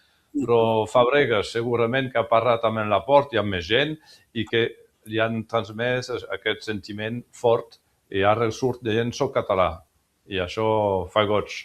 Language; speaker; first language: Catalan; early bilingual, heritage; French